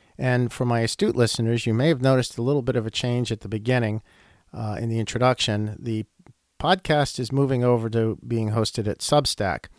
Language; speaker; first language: English; native; English